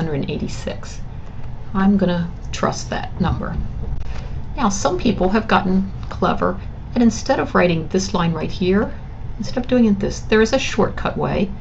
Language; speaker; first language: English; native; English